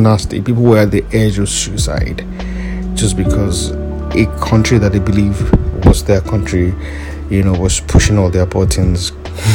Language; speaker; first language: English; non-native, local second language; Yoruba